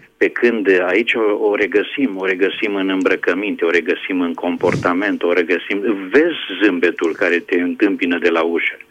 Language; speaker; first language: Romanian; native; Romanian